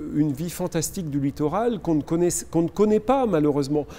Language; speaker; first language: French; native; French